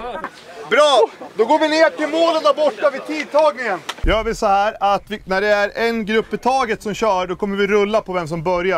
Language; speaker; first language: Swedish; native; Swedish